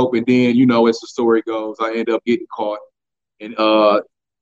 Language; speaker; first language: English; native; English